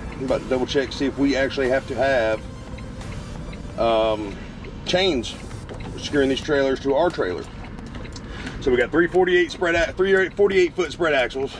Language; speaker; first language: English; native; English